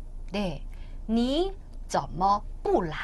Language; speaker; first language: Chinese; non-native, fluent; Korean